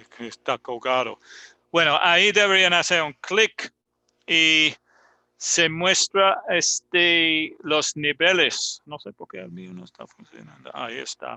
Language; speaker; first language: Spanish; non-native, fluent; English